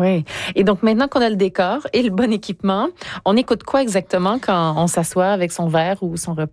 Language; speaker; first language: French; native; French